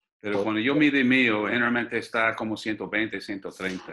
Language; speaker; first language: Spanish; non-native, fluent; English